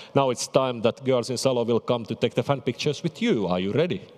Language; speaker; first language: English; non-native, fluent; Finnish